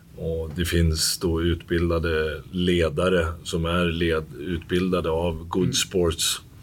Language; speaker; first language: Swedish; native; Swedish